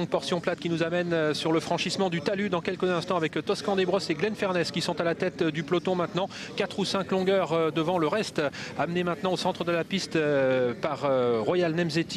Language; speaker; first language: French; native; French